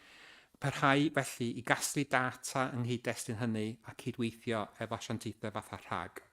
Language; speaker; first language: Welsh; native; Welsh